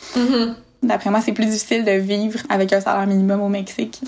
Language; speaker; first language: French; native; French